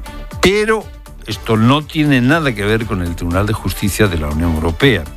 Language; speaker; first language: Spanish; native; Spanish